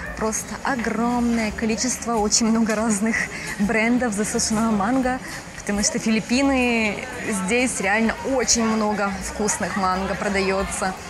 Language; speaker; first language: Russian; native; Russian